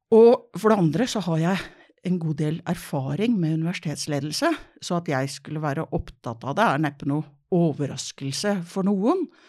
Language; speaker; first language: Norwegian; native; Norwegian